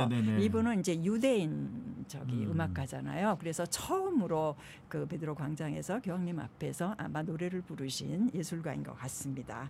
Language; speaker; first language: Korean; native; Korean